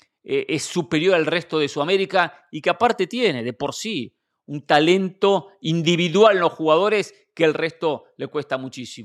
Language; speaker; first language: Spanish; native; Spanish